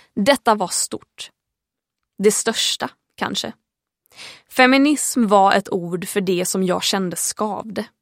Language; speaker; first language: Swedish; early bilingual, heritage; Swedish